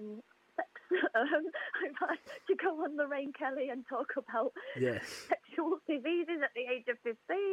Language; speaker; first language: English; native; English